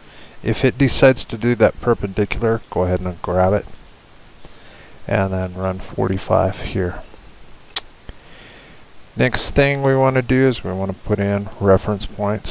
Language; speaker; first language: English; native; English